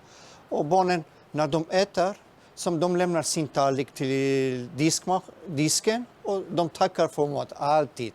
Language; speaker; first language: Swedish; non-native, fluent; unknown